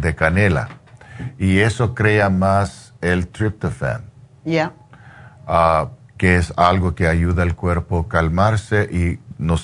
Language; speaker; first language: Spanish; non-native, learner; English